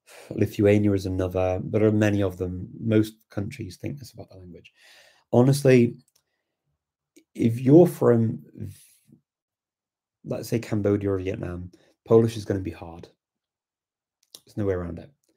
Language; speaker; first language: English; native; English